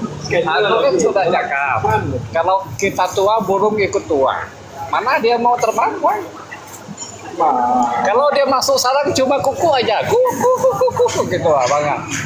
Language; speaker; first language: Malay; non-native, local second language; Hakka Chinese